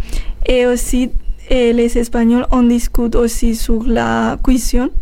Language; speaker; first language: French; non-native, learner; Spanish